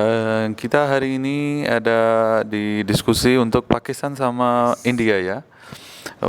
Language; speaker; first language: Indonesian; non-native, learner; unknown